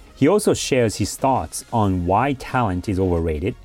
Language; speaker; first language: English; early bilingual, other home language; Japanese